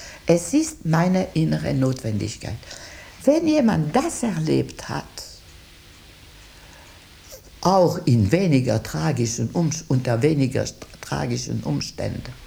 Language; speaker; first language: German; non-native, local second language; French